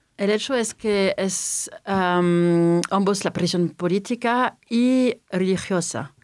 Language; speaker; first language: Spanish; non-native, fluent; French